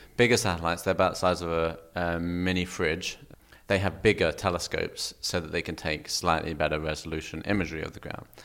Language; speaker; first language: English; native; English